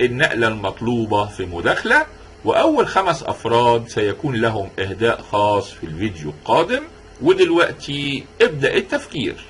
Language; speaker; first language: Arabic; native; Arabic